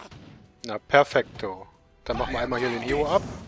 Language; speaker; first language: German; native; German